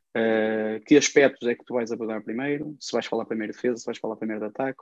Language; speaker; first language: Portuguese; native; Portuguese